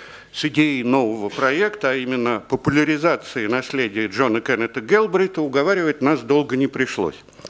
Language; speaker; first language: Russian; native; Russian